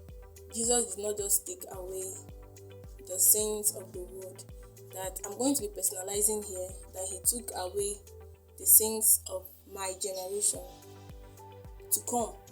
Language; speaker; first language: English; non-native, local second language; Igbo